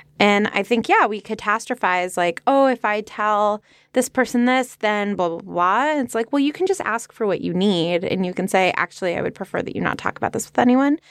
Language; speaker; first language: English; native; English